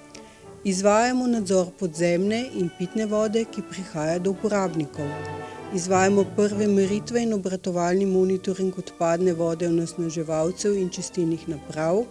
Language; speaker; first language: Slovenian; native; Slovenian